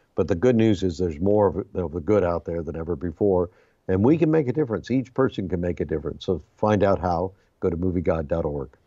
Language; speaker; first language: English; native; English